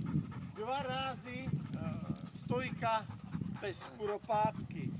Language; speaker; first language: Russian; non-native, learner; Czech